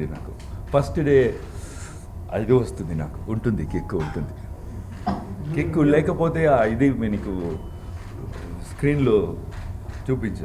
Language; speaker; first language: Telugu; non-native, fluent; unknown